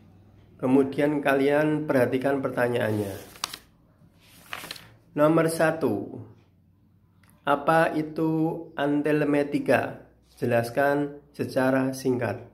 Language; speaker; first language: Indonesian; native; Indonesian